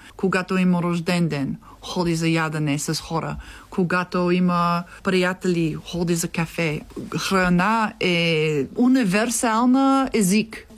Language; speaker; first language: Bulgarian; non-native, learner; English